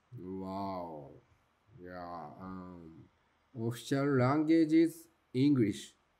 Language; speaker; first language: English; non-native, learner; Japanese